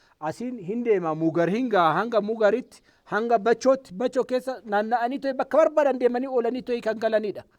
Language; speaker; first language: Oromo; native; Oromo